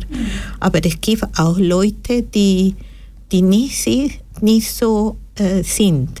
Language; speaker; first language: German; non-native, learner; Spanish